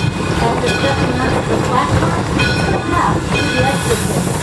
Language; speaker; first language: English; native; English